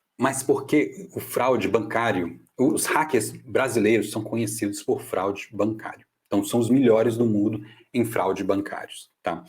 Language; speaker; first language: Portuguese; non-native, fluent; English